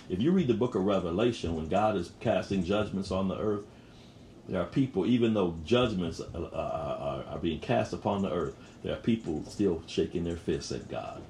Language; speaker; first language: English; native; English